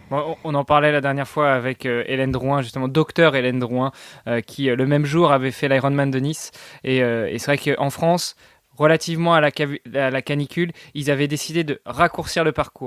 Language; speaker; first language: French; native; French